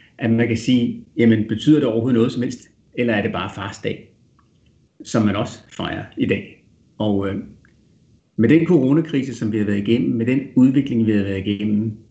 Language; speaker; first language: Danish; native; Danish